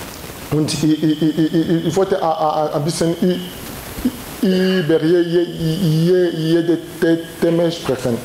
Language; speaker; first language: German; non-native, learner; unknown